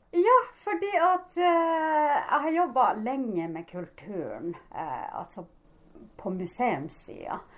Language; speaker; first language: Norwegian; non-native, fluent; Finnish